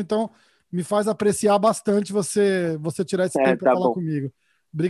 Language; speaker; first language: Portuguese; native; Portuguese